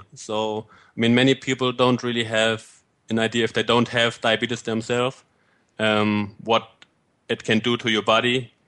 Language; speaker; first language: English; non-native, fluent; German